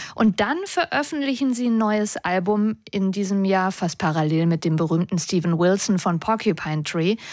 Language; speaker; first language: German; native; German